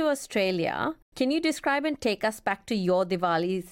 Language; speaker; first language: English; non-native, local second language; Bangla